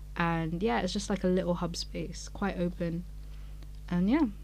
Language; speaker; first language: English; non-native, local second language; Yoruba